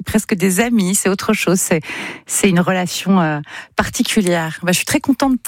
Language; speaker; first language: French; native; French